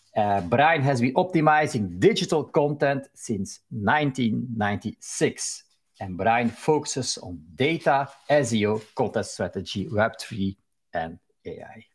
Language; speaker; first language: English; non-native, fluent; Dutch